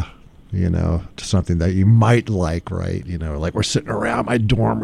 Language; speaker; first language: English; native; English